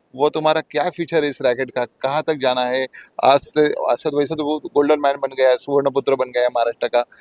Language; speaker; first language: Hindi; non-native, local second language; Marathi